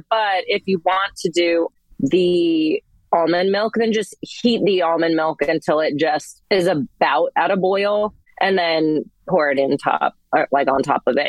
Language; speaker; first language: English; native; English